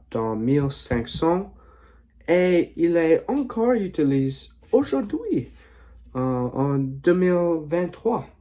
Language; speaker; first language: French; non-native, learner; English